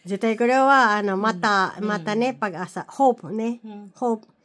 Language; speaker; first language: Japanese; non-native, learner; Filipino